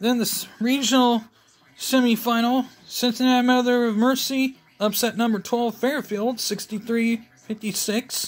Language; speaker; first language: English; native; English